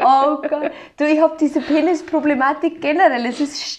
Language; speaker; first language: German; native; German